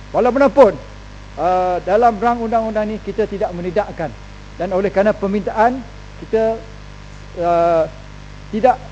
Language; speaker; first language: Malay; native; Malay